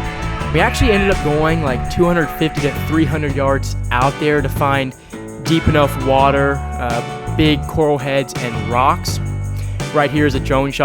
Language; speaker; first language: English; native; English